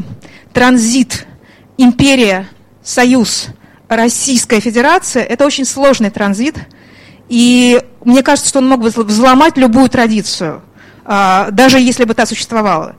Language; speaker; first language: Russian; native; Russian